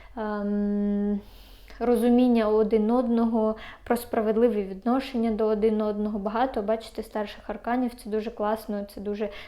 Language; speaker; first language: Ukrainian; native; Ukrainian